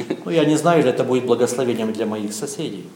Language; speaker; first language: Czech; non-native, learner; Russian